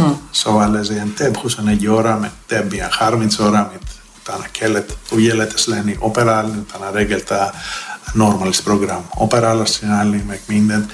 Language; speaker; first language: Hungarian; non-native, fluent; Greek